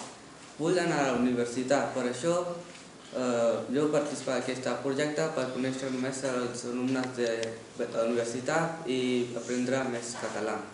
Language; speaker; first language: Catalan; non-native, learner; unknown